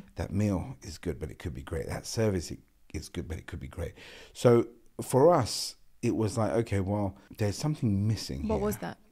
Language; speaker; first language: English; non-native, local second language; Gujarati